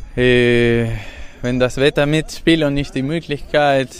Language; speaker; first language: German; non-native, learner; Spanish